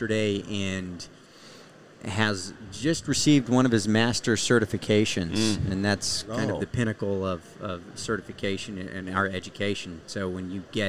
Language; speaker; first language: English; native; English